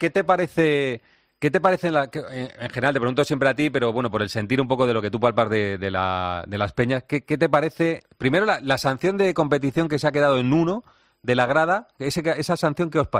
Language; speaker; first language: Spanish; native; Spanish